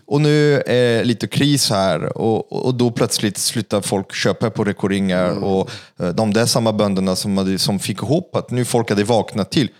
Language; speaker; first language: Swedish; non-native, fluent; French